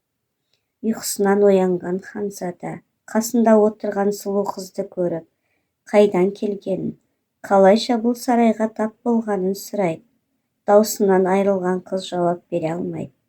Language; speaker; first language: Kazakh; native; Kazakh